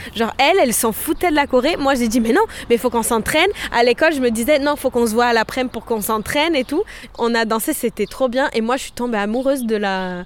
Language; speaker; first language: French; non-native, fluent; Portuguese